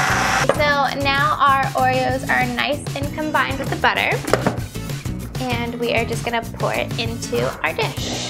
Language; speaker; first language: English; native; English